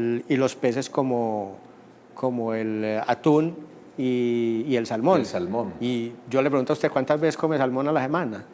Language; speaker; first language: Spanish; native; Spanish